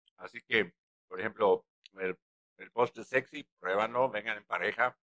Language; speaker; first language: Spanish; non-native, fluent; German